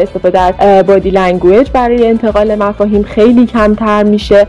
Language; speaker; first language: Persian; native; Persian